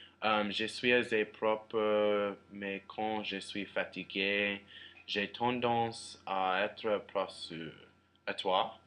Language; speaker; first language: French; non-native, learner; English